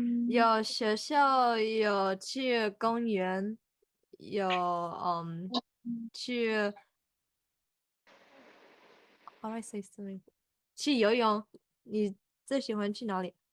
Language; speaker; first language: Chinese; early bilingual, heritage; English